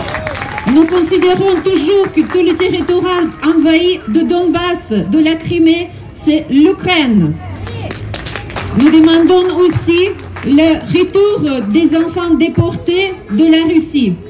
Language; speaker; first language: French; non-native, learner; Russian